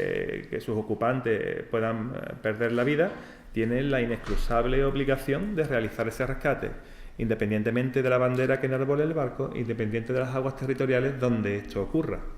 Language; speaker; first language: Spanish; native; Spanish